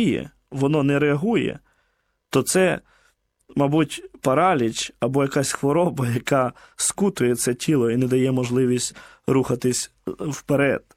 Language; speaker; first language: Ukrainian; native; Ukrainian